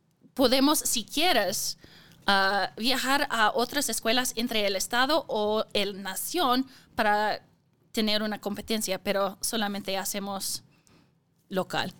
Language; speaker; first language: Spanish; non-native, fluent; English